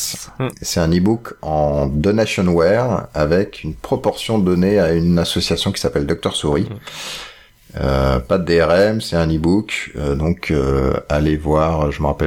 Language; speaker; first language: French; native; French